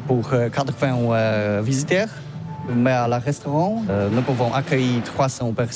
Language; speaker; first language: French; non-native, learner; Polish